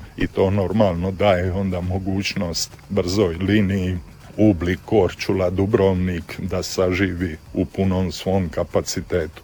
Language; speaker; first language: Croatian; native; Croatian